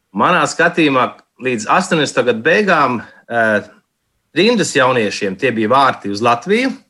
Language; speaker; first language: Latvian; early bilingual, heritage; Latvian